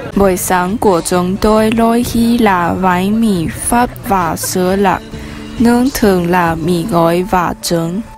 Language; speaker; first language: Vietnamese; non-native, learner; Chinese